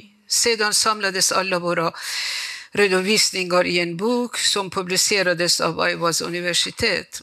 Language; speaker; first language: Swedish; non-native, fluent; Persian